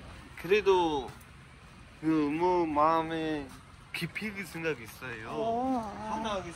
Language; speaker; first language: Korean; non-native, learner; Urdu